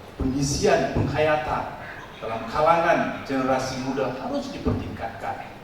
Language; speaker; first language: Malay; non-native, local second language; Tamil